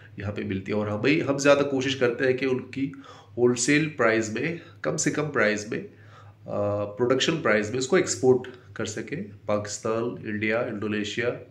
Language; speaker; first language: Urdu; non-native, fluent; Baluchi